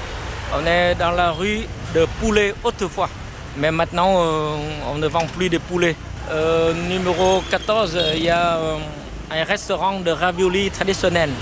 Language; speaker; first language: French; non-native, fluent; Vietnamese